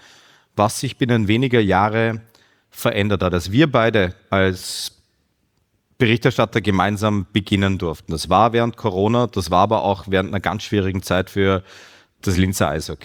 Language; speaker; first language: German; native; German